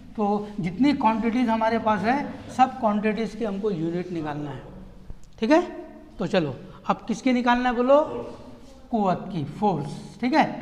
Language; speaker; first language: Hindi; non-native, local second language; Urdu